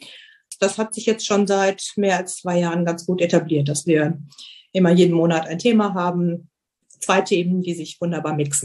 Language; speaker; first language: German; native; German